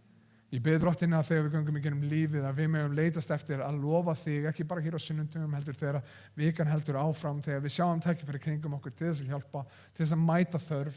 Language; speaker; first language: Icelandic; non-native, fluent; English